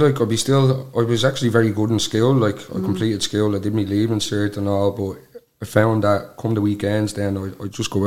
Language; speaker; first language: English; native; English